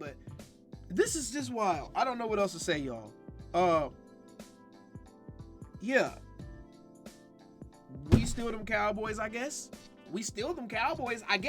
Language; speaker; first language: English; native; English